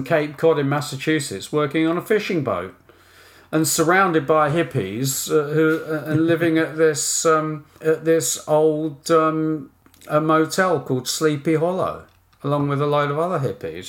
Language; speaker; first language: English; native; English